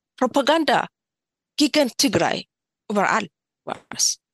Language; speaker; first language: German; non-native, learner; Tigrinya